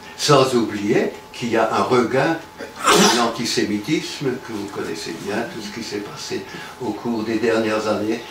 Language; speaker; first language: French; native; French